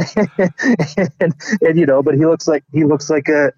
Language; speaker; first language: English; native; English